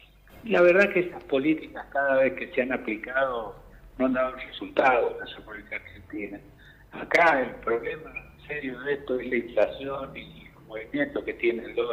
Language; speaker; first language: Spanish; native; Spanish